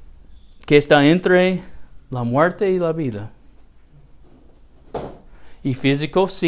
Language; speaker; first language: Spanish; non-native, learner; English